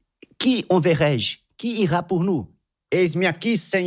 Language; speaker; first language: French; non-native, fluent; Portuguese